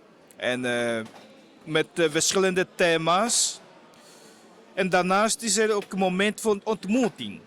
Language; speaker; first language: Dutch; non-native, fluent; Portuguese